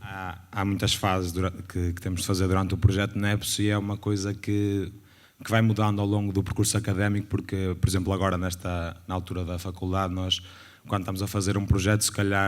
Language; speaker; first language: Portuguese; native; Portuguese